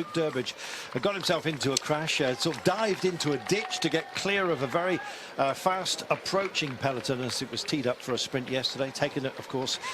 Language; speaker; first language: English; native; English